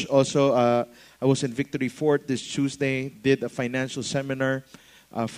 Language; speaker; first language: English; non-native, local second language; Filipino